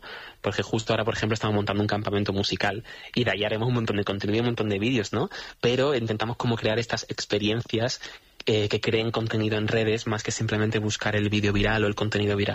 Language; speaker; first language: Spanish; native; Spanish